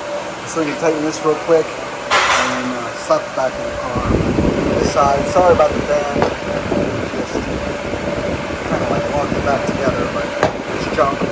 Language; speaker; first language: English; native; English